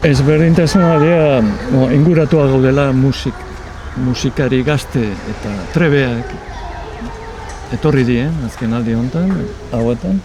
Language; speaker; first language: Basque; non-native, local second language; Spanish